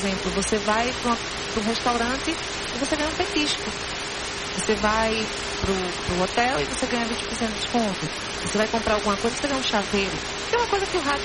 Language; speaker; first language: Portuguese; native; Portuguese